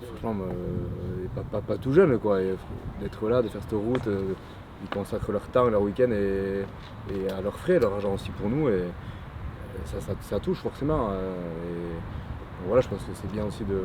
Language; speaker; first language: French; native; French